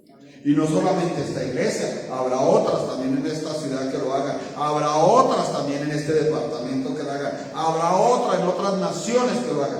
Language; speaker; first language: Spanish; native; Spanish